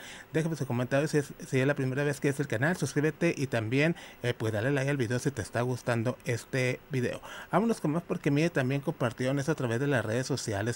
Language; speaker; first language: Spanish; native; Spanish